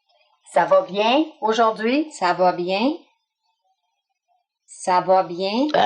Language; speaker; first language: French; early bilingual, heritage; French